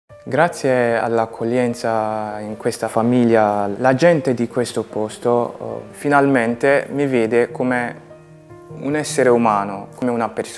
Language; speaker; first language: Italian; non-native, fluent; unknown